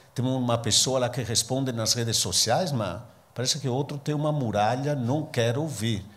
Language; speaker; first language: Portuguese; non-native, fluent; Italian